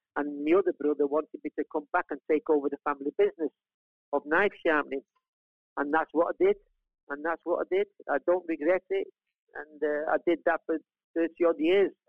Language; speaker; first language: English; native; English